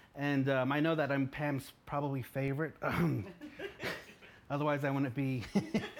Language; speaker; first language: English; native; English